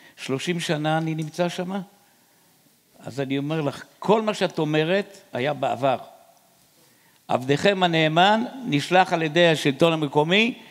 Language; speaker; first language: Hebrew; native; Hebrew